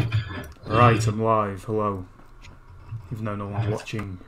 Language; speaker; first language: English; native; English